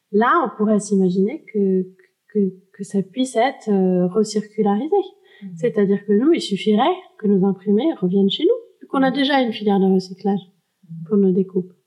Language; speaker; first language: French; early bilingual, heritage; French